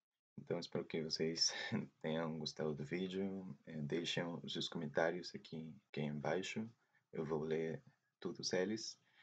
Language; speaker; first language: Portuguese; non-native, fluent; Spanish